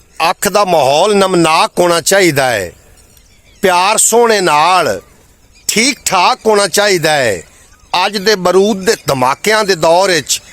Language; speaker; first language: Punjabi; native; Punjabi